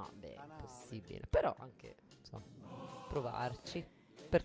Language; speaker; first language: Italian; native; Italian